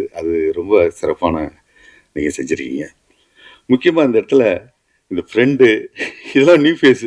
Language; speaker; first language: Tamil; native; Tamil